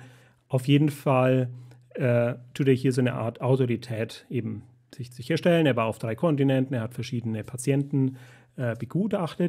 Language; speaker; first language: German; native; German